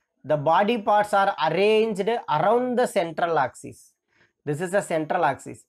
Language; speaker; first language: English; non-native, local second language; Tamil